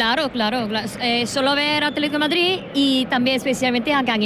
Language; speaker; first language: Spanish; non-native, learner; Korean